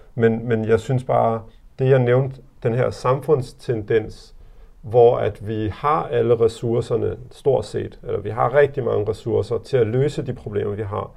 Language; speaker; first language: Danish; early bilingual, other home language; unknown